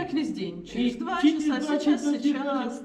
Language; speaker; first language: Russian; native; Russian